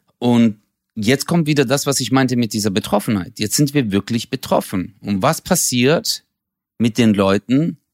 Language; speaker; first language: German; early bilingual, other home language; Turkish